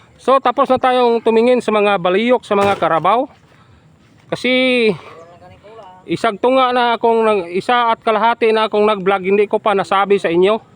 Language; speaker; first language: Filipino; non-native, local second language; Hiligaynon